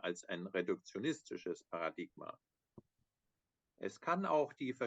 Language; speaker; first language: German; native; German